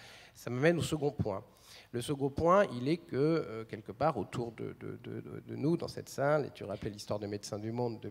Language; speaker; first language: French; native; French